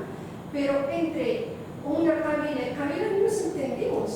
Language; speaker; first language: Spanish; non-native, fluent; Arabic